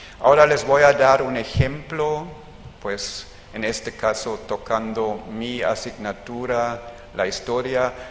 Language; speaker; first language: Spanish; non-native, fluent; German